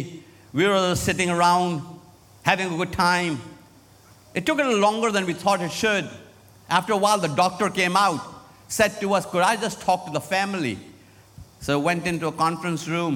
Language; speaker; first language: English; non-native, local second language; Hindi